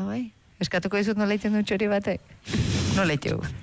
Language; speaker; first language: Basque; native; Basque